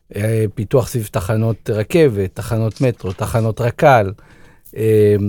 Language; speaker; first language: Hebrew; native; Hebrew